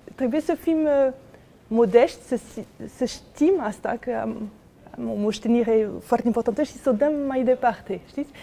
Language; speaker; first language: Romanian; non-native, fluent; French